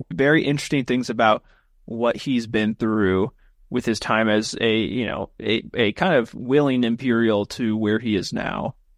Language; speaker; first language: English; native; English